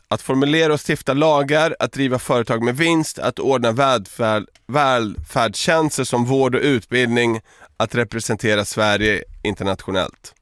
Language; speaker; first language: Swedish; early bilingual, other home language; Serbian